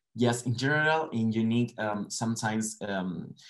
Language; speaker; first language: English; non-native, learner; Spanish